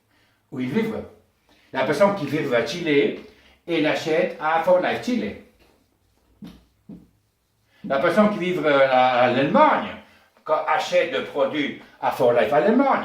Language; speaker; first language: French; non-native, learner; Spanish